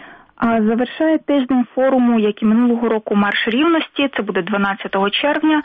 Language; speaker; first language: Ukrainian; native; Ukrainian